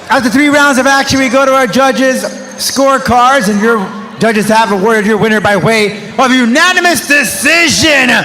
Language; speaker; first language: English; native; English